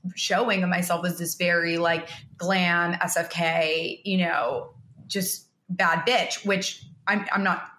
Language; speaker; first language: English; early bilingual, other home language; Spanish